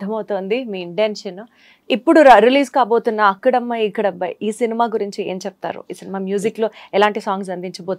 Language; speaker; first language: Telugu; native; Telugu